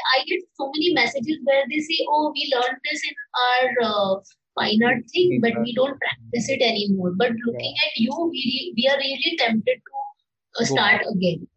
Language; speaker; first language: English; non-native, local second language; Marathi